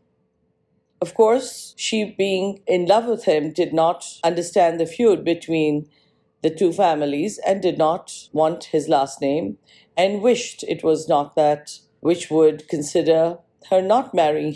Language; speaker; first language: English; non-native, local second language; Marathi